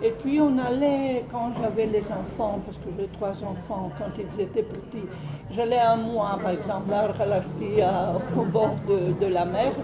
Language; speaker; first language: French; non-native, fluent; Greek